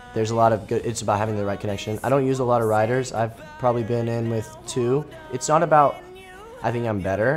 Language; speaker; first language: English; native; English